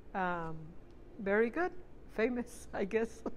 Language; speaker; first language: English; non-native, fluent; Spanish